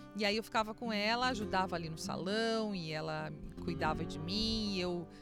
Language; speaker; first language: Portuguese; native; Portuguese